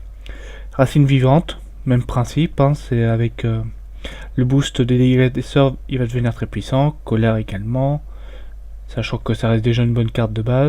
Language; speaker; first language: French; native; French